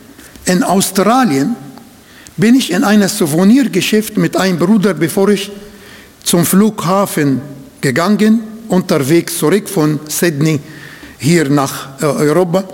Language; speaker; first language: German; non-native, fluent; Arabic